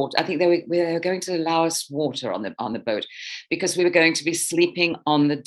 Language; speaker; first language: English; native; English